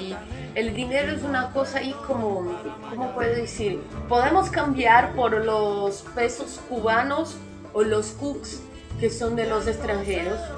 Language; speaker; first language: Spanish; non-native, fluent; Portuguese